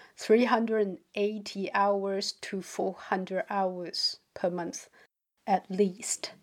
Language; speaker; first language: English; non-native, fluent; Chinese